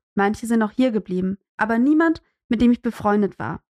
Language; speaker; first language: German; native; German